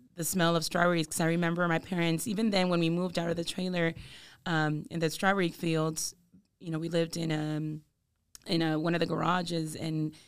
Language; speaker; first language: English; native; English